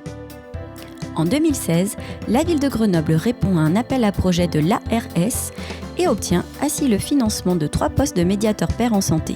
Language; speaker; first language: French; native; French